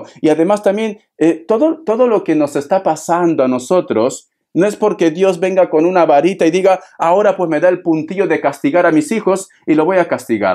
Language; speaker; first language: Spanish; native; Spanish